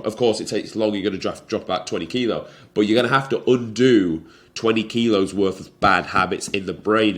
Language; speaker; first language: English; native; English